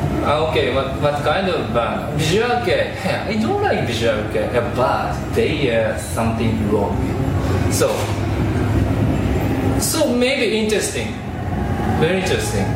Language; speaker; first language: English; non-native, learner; Japanese